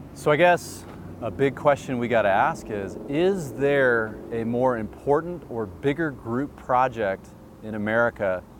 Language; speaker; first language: English; early bilingual, other home language; Dutch